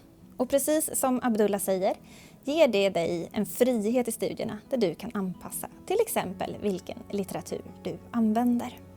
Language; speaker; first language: Swedish; native; Swedish